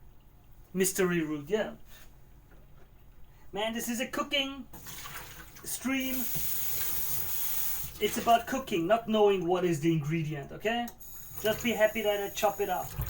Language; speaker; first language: English; non-native, fluent; German